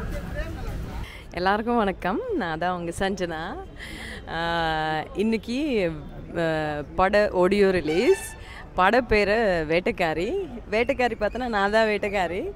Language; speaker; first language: Tamil; non-native, fluent; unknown